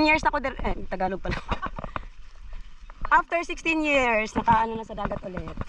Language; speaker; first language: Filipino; non-native, local second language; Cebuano